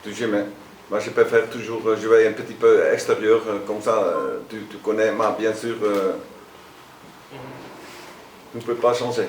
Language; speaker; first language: French; non-native, learner; Dutch